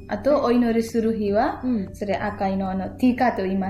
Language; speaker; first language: Japanese; non-native, learner; Nepali